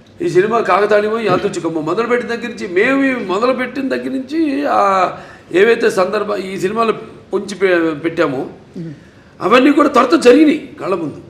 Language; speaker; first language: Telugu; native; Telugu